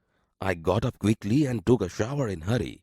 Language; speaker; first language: English; non-native, local second language; Gujarati